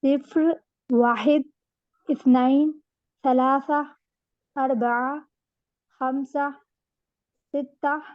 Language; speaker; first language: Arabic; non-native, learner; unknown